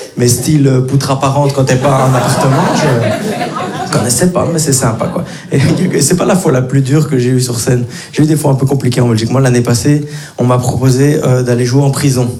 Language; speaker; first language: French; native; French